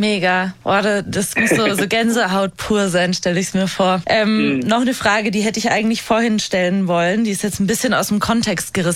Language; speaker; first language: German; native; German